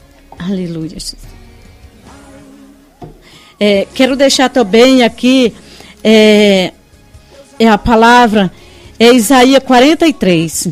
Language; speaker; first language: Portuguese; native; Portuguese